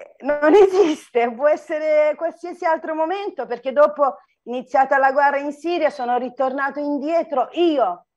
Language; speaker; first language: Italian; non-native, fluent; Turkish